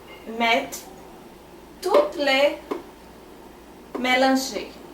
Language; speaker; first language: French; non-native, learner; Portuguese